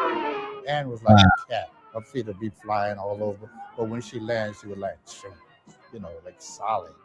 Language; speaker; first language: English; native; English